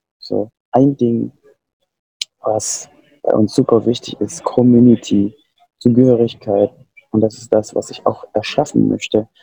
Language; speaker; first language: German; non-native, fluent; Sundanese